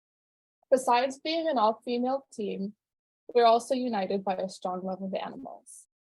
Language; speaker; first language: English; native; English